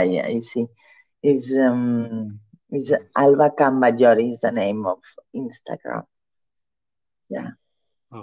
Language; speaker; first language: English; non-native, learner; Catalan